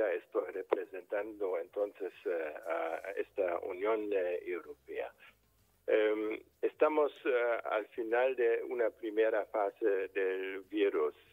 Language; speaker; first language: Spanish; non-native, fluent; German